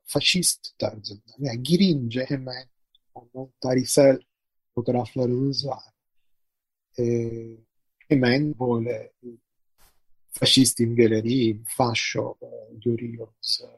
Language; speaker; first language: Turkish; non-native, fluent; Italian